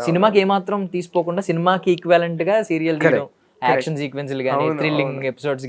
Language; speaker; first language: Telugu; native; Telugu